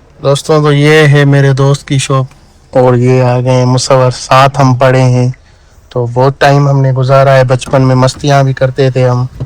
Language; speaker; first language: Urdu; non-native, local second language; Sindhi